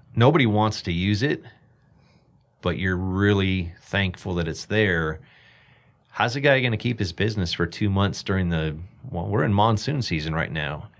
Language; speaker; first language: English; native; English